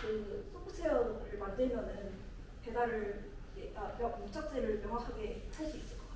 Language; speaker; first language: Korean; native; Korean